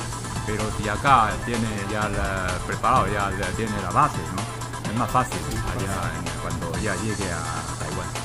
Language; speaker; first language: Spanish; non-native, fluent; Chinese